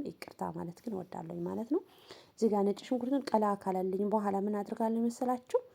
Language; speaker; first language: Amharic; non-native, local second language; Tigrinya